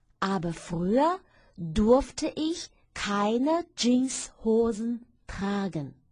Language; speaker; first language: German; non-native, fluent; Chinese